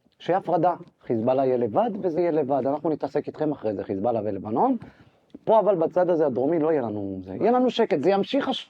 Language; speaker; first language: Hebrew; native; Hebrew